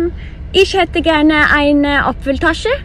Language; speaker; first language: German; non-native, learner; English